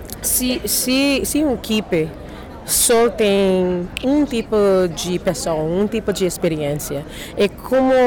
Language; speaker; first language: Portuguese; non-native, learner; English